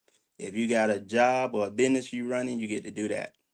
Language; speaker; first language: English; native; English